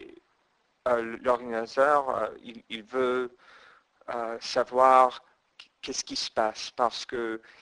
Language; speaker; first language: French; non-native, fluent; English